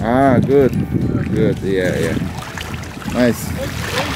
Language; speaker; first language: English; non-native, learner; Indonesian